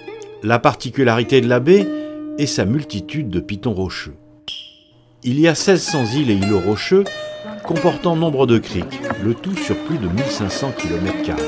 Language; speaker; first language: French; native; French